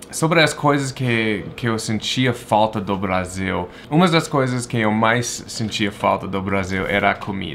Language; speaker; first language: Portuguese; non-native, fluent; English